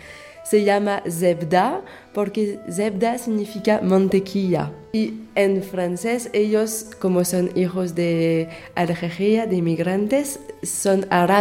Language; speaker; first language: Spanish; non-native, fluent; French